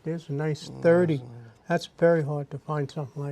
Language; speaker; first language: English; native; English